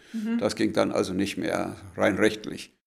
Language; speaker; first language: German; native; German